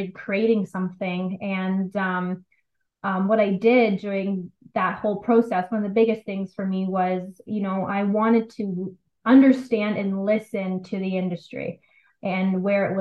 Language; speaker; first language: English; native; English